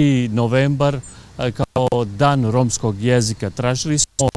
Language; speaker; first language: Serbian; non-native, local second language; Romany